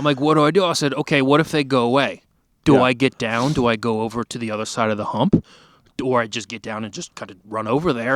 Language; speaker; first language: English; native; English